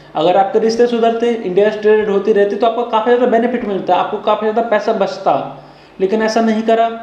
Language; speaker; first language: Hindi; native; Hindi